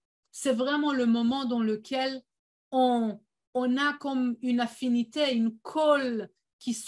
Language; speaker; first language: French; non-native, fluent; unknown